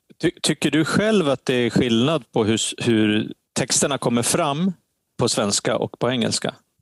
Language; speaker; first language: Swedish; native; Swedish